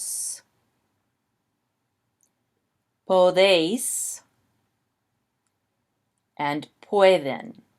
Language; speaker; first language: Spanish; non-native, fluent; English